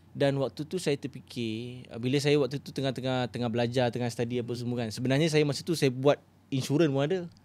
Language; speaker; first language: Malay; native; Malay